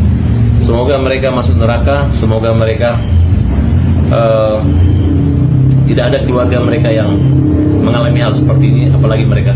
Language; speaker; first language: Indonesian; native; Indonesian